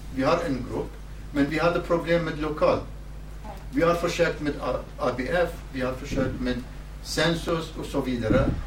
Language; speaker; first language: Swedish; non-native, fluent; Southern Kurdish